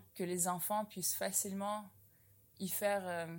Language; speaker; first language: French; non-native, fluent; Russian